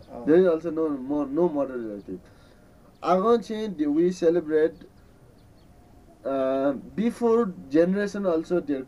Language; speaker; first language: English; non-native, learner; Newari